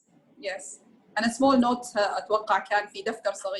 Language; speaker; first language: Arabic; native; Arabic